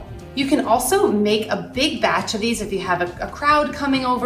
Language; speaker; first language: English; native; English